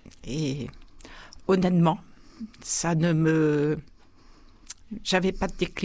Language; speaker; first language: French; native; French